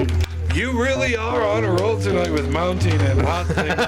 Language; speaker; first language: English; native; English